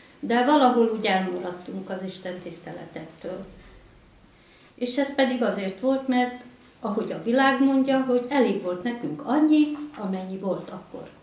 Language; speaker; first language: Hungarian; native; Hungarian